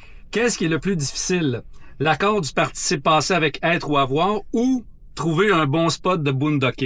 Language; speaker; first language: French; native; French